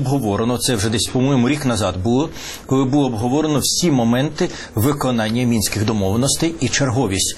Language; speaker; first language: Ukrainian; native; Ukrainian